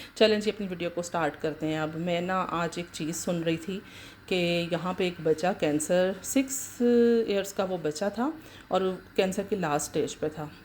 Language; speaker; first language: Urdu; native; Urdu